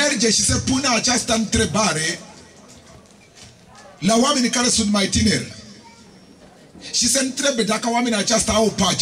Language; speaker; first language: Romanian; non-native, learner; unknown